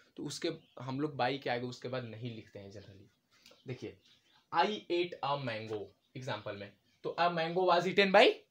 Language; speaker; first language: Hindi; native; Hindi